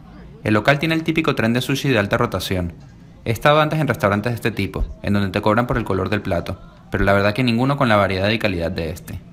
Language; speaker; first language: Spanish; native; Spanish